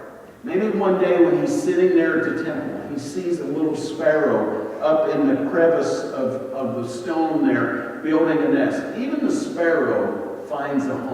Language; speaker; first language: English; native; English